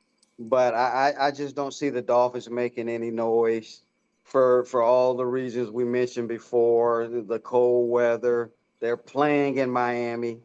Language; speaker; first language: English; native; English